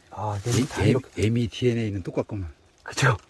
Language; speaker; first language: Korean; native; Korean